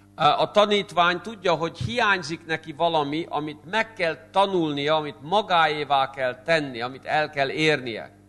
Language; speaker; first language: Hungarian; native; Hungarian